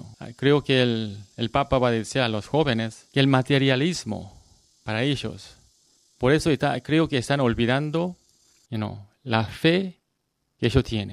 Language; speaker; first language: Spanish; non-native, learner; Korean